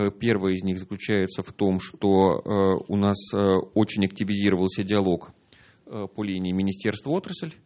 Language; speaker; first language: Russian; native; Russian